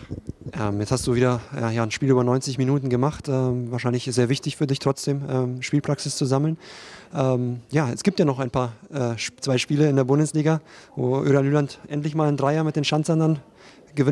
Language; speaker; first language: German; native; German